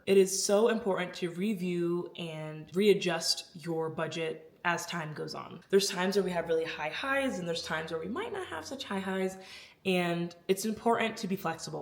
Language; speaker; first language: English; native; English